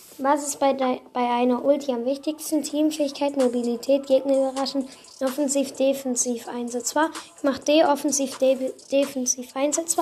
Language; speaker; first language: German; native; German